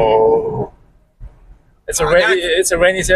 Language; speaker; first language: English; non-native, learner; Mongolian